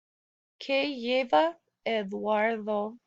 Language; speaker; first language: Spanish; non-native, fluent; English